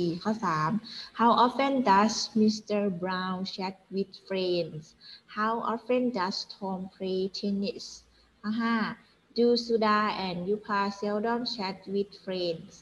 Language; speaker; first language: English; non-native, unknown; Thai